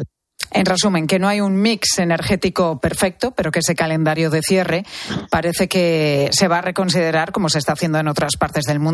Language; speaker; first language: Spanish; native; Spanish